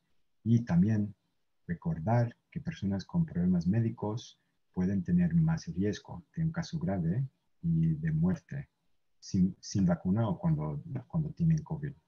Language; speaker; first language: Spanish; non-native, fluent; English